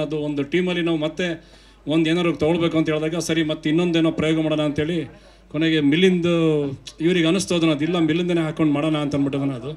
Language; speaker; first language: Kannada; native; Kannada